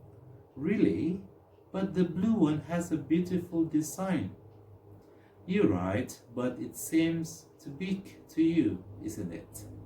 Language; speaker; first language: English; non-native, fluent; Indonesian